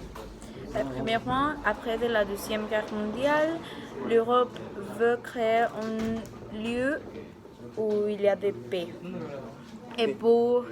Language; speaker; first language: French; non-native, learner; Spanish